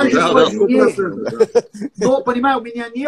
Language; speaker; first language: Russian; non-native, learner; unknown